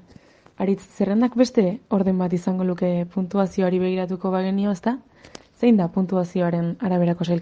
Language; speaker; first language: Basque; native; Basque